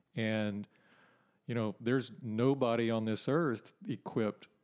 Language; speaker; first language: English; native; English